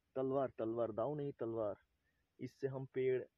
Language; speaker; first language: Hindi; non-native, local second language; Bangla